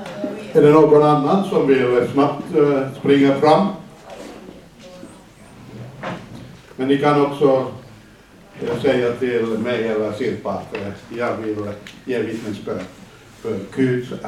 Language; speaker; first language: Swedish; non-native, fluent; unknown